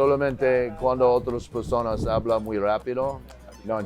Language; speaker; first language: Spanish; non-native, learner; English